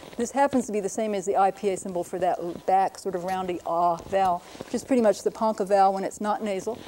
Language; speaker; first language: English; native; English